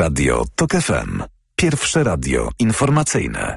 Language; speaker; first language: Polish; non-native, fluent; Lithuanian